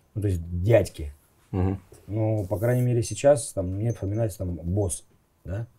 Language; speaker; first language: Russian; native; Russian